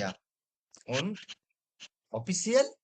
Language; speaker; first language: German; non-native, fluent; Bangla